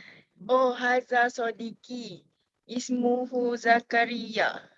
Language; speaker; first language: Arabic; non-native, learner; Malay